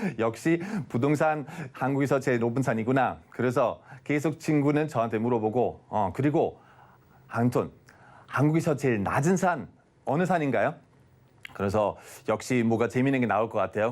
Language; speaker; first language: Korean; non-native, fluent; German